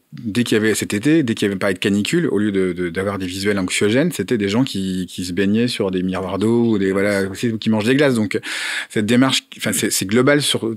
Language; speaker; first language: French; native; French